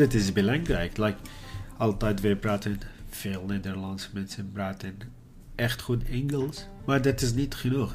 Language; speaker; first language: Dutch; non-native, learner; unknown